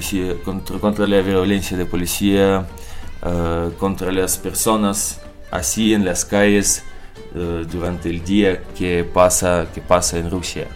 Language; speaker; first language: Spanish; non-native, learner; Russian